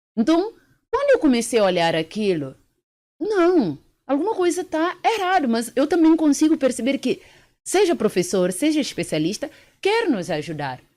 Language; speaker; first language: Portuguese; early bilingual, other home language; Upper Guinea Crioulo